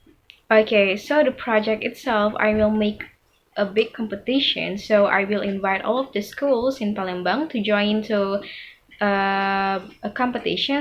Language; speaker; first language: English; non-native, fluent; Indonesian